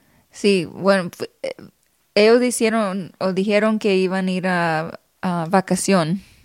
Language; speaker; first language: Spanish; early bilingual, heritage; Spanish